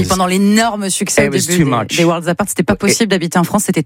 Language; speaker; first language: French; native; French